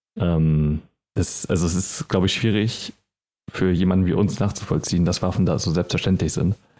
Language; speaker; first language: German; native; German